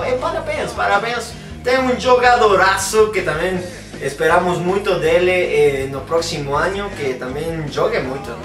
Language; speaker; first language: Portuguese; non-native, learner; Spanish